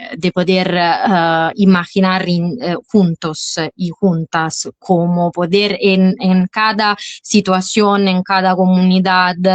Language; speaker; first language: Spanish; non-native, fluent; Italian